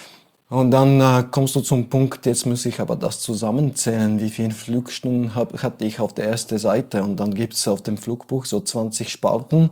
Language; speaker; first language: German; non-native, fluent; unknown